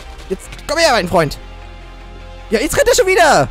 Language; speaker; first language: German; native; German